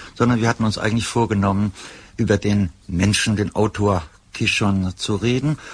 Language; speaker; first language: German; native; German